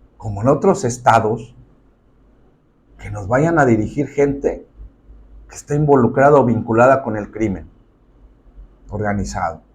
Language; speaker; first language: Spanish; native; Spanish